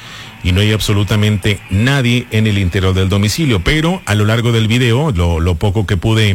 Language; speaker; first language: Spanish; native; Spanish